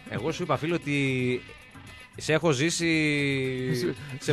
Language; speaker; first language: Greek; native; Greek